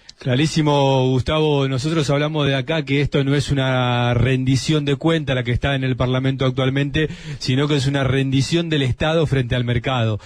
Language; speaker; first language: Spanish; native; Spanish